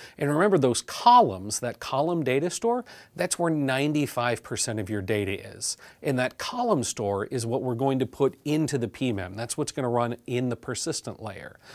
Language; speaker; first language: English; native; English